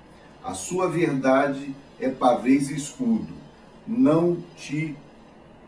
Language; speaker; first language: Portuguese; native; Portuguese